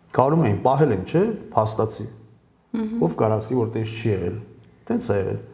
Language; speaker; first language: Armenian; early bilingual, heritage; Armenian